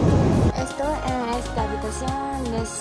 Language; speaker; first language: Spanish; non-native, learner; Japanese